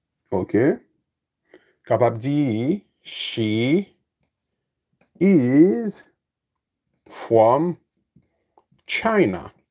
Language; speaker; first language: English; non-native, fluent; Haitian Creole